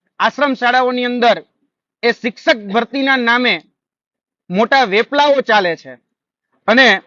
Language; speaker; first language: Gujarati; native; Gujarati